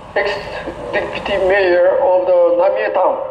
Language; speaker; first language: English; non-native, learner; Japanese